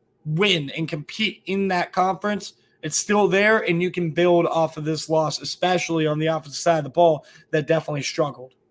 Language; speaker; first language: English; native; English